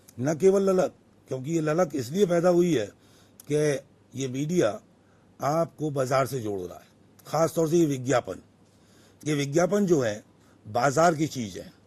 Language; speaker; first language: Hindi; native; Hindi